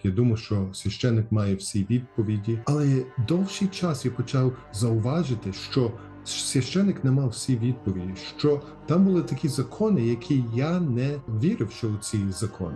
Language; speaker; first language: Ukrainian; early bilingual, heritage; Ukrainian